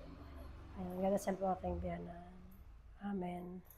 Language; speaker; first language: Filipino; native; Filipino